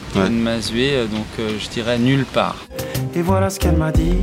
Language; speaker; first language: French; native; French